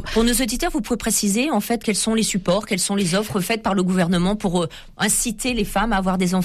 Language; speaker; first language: French; native; French